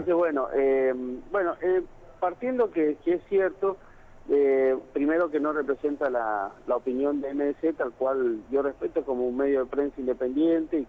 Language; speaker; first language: Spanish; native; Spanish